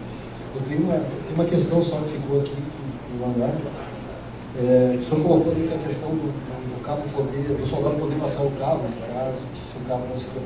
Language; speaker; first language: Portuguese; native; Portuguese